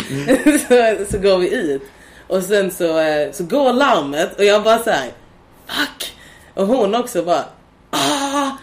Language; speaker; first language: Swedish; native; Swedish